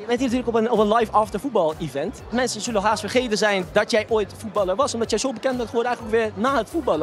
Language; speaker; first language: Dutch; native; Dutch